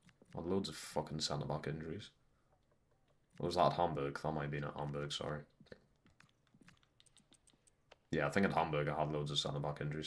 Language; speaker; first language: English; native; English